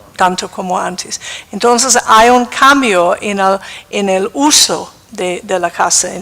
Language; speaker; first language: Spanish; non-native, fluent; English